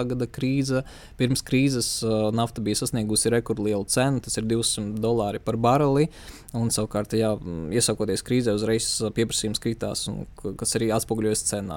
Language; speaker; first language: Latvian; non-native, local second language; Russian